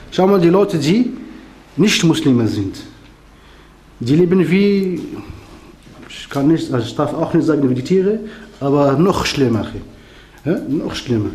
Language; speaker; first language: German; non-native, learner; Arabic